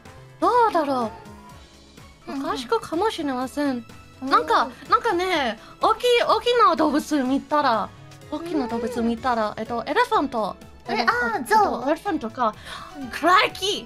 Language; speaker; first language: Japanese; non-native, learner; English